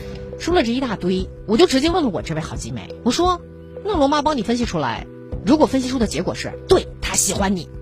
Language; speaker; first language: Chinese; native; Chinese